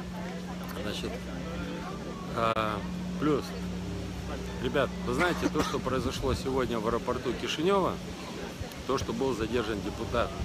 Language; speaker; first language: Russian; native; Russian